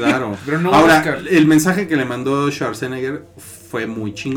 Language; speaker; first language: Spanish; native; Spanish